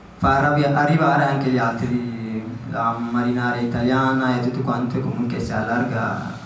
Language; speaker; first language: Italian; non-native, fluent; Tigrinya